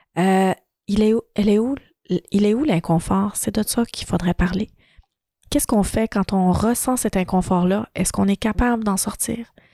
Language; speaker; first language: French; early bilingual, other home language; Arabic